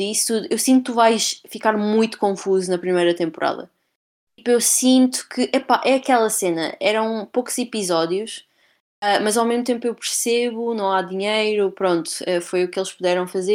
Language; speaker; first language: Portuguese; native; Portuguese